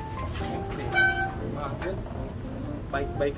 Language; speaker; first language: Filipino; non-native, learner; Punjabi